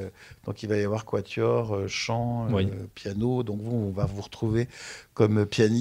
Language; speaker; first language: French; native; French